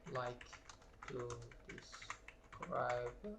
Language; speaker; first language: English; non-native, learner; Uzbek